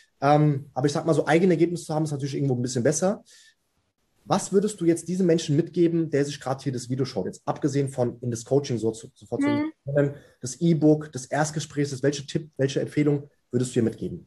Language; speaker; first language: German; native; German